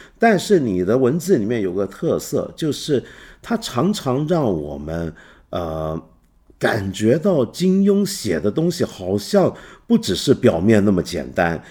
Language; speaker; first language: Chinese; native; Chinese